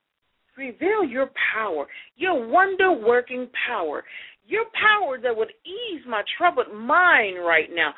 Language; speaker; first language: English; native; English